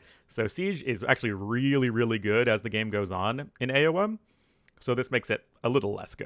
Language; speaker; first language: English; native; English